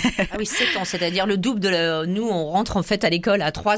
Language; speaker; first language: French; native; French